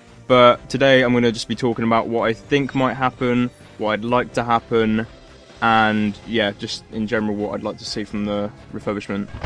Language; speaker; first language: English; native; English